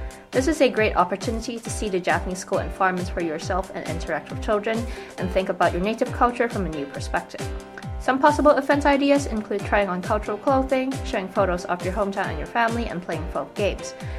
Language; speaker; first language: English; native; English